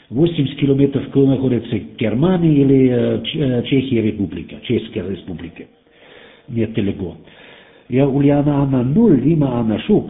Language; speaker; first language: Russian; non-native, learner; German